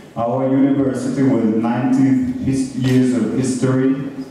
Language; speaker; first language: English; non-native, fluent; Russian